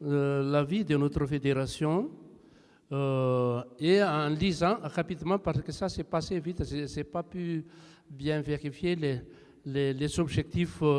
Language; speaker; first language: French; non-native, local second language; Malagasy